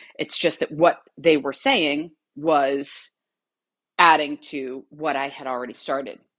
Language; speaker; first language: English; native; English